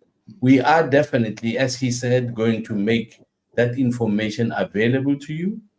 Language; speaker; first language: English; non-native, local second language; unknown